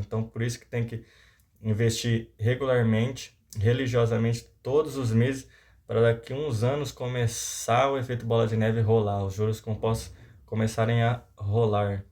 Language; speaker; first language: Portuguese; native; Portuguese